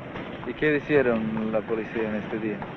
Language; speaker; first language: Portuguese; non-native, learner; English